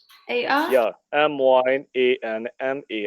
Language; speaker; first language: English; non-native, learner; Burmese